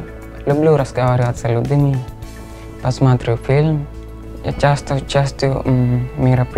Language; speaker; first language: Russian; non-native, learner; Sinhala